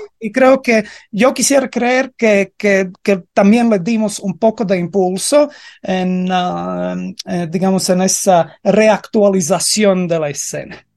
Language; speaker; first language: Spanish; non-native, fluent; Latvian